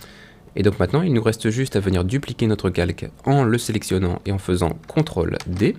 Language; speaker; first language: French; native; French